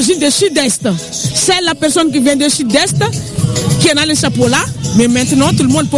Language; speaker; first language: French; non-native, local second language; Malagasy